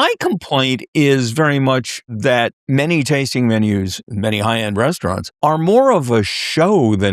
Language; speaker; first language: English; native; English